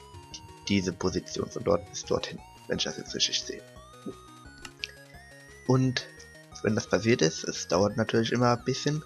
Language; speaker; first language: German; native; German